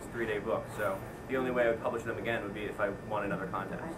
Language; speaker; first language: English; native; English